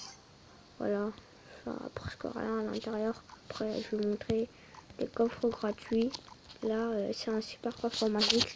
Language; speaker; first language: French; native; French